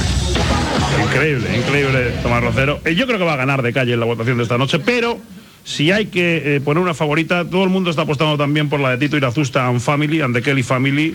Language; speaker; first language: Spanish; native; Spanish